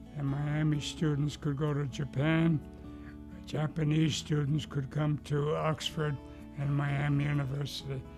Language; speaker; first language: English; early bilingual, other home language; Luxembourgish